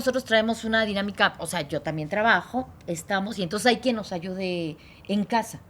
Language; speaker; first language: Spanish; native; Spanish